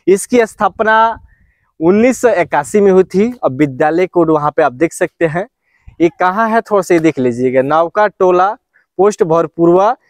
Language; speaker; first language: Hindi; native; Hindi